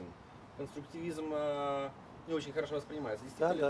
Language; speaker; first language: Russian; native; Russian